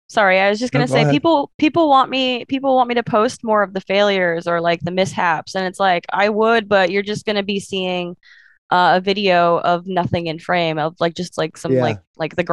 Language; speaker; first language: English; native; English